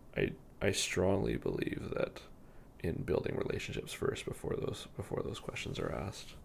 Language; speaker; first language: English; native; English